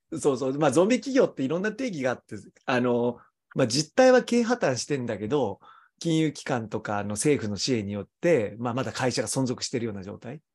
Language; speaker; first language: Japanese; native; Japanese